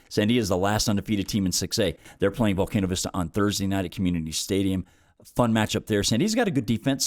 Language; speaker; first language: English; native; English